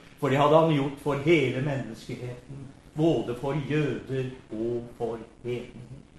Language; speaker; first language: Norwegian; native; Norwegian